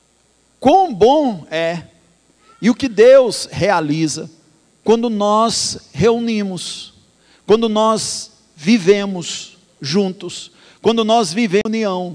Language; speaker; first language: Portuguese; native; Portuguese